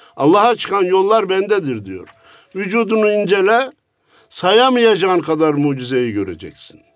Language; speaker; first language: Turkish; native; Turkish